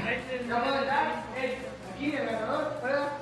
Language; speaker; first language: Spanish; native; Spanish